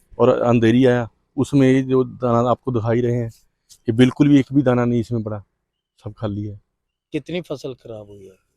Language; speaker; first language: Hindi; non-native, local second language; Punjabi